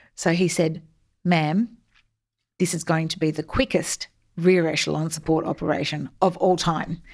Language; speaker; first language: English; native; English